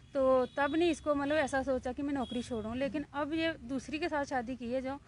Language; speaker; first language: Hindi; native; Hindi